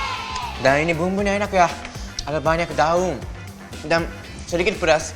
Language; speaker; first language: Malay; non-native, learner; Japanese